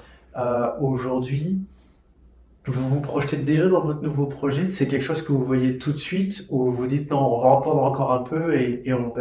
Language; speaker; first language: French; native; French